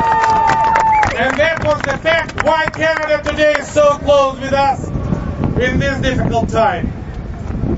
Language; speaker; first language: English; non-native, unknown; Ukrainian